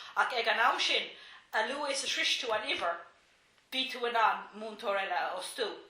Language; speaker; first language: Irish; non-native, local second language; English